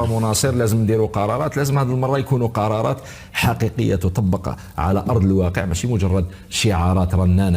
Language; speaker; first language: Arabic; native; Arabic